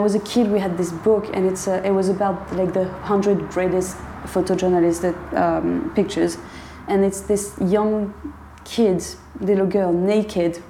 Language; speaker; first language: English; non-native, fluent; French